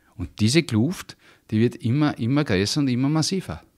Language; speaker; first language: German; native; German